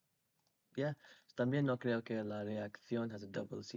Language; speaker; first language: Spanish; non-native, learner; English